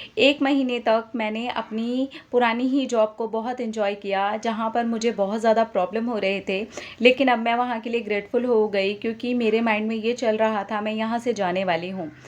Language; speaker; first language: Hindi; non-native, local second language; Bangla